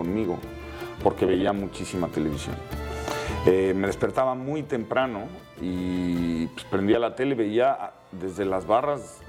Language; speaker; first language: Spanish; native; Spanish